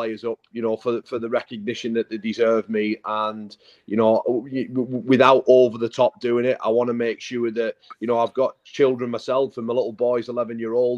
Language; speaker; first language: English; native; English